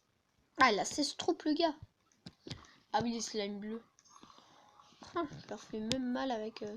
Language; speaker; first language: French; native; French